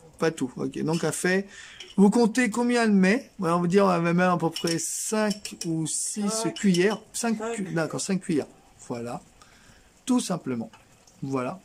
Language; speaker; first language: French; native; French